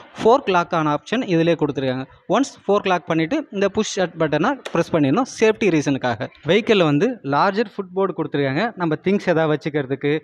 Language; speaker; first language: Tamil; native; Tamil